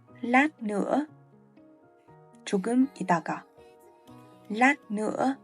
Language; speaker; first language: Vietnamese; non-native, fluent; Korean